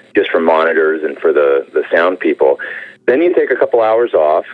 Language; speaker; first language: English; native; English